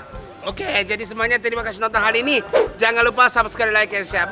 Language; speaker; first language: Indonesian; non-native, fluent; Japanese